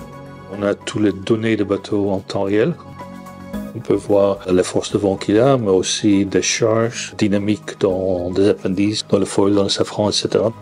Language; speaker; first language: French; non-native, fluent; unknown